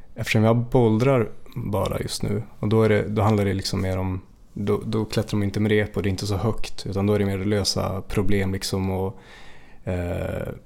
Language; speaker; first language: Swedish; native; Swedish